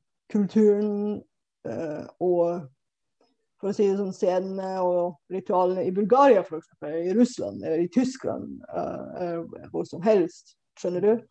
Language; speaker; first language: Norwegian; non-native, fluent; Bulgarian